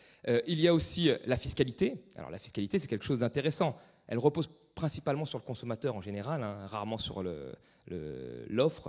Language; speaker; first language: French; native; French